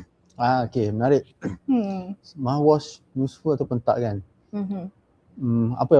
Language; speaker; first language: Malay; native; Malay